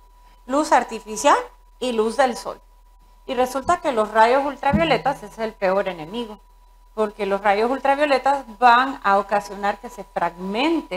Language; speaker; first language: Spanish; native; Spanish